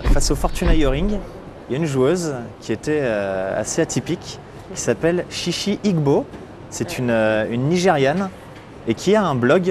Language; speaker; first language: French; native; French